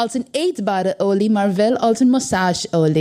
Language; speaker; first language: Dutch; non-native, learner; Bangla